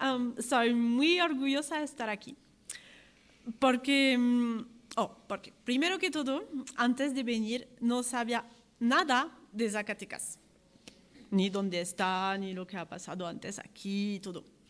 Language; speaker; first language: Spanish; non-native, fluent; French